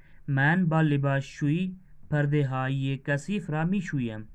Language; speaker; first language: Persian; non-native, fluent; Urdu